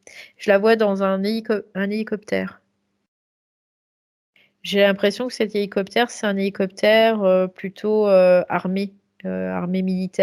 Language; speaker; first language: French; native; French